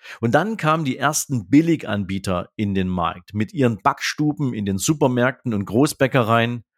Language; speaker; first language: German; native; German